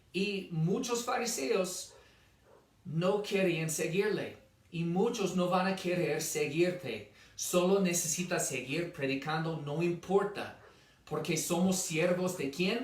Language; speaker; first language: Spanish; non-native, fluent; English